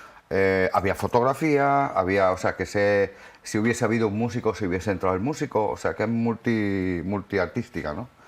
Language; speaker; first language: Spanish; native; Spanish